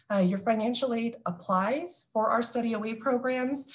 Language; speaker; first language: English; native; English